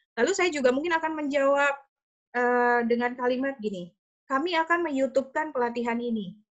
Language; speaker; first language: Indonesian; native; Indonesian